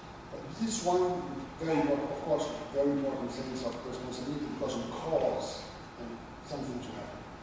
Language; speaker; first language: English; non-native, fluent; Portuguese